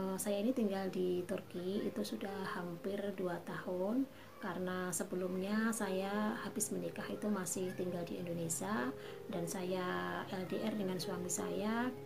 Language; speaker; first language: Indonesian; native; Indonesian